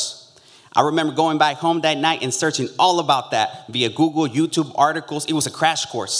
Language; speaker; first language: English; early bilingual, other home language; Spanish